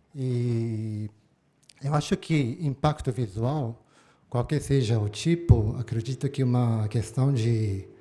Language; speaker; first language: Portuguese; non-native, fluent; Japanese